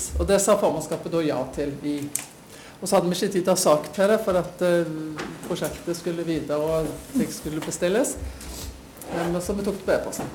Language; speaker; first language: Norwegian; native; Norwegian